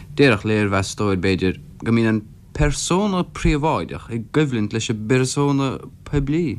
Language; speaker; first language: Irish; non-native, local second language; English